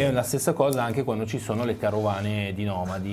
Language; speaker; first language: Italian; native; Italian